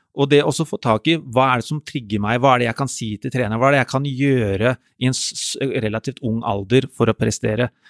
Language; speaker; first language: Norwegian; native; Norwegian